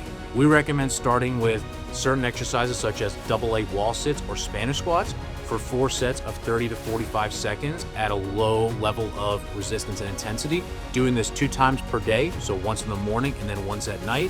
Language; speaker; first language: English; native; English